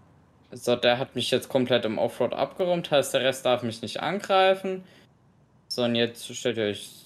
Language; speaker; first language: German; native; German